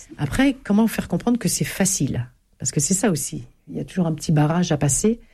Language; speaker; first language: French; native; French